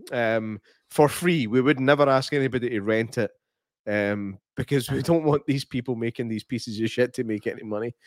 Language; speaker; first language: English; native; English